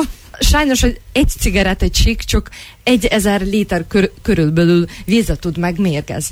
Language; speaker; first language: Hungarian; non-native, fluent; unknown